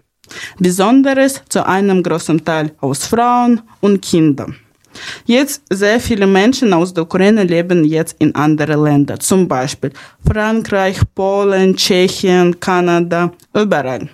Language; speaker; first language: German; non-native, fluent; Ukrainian